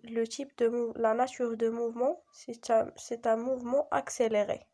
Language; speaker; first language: French; non-native, local second language; Arabic